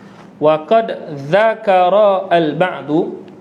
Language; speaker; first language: Arabic; non-native, fluent; Malay